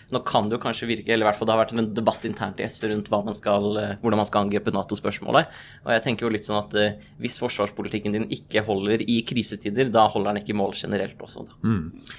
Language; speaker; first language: Norwegian; native; Norwegian